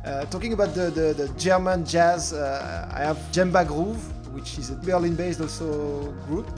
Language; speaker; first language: English; non-native, fluent; French